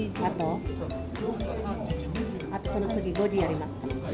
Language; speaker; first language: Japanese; non-native, fluent; Filipino